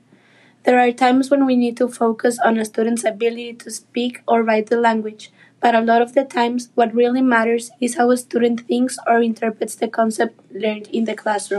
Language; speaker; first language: English; non-native, fluent; Spanish